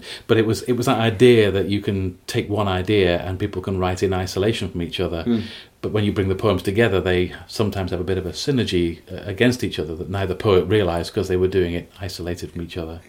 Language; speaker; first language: English; native; English